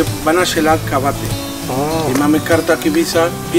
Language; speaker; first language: Polish; non-native, learner; Spanish